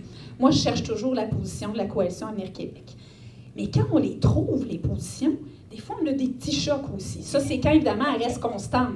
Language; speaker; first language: French; native; French